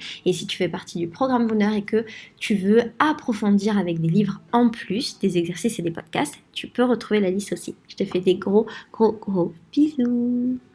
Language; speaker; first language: French; native; French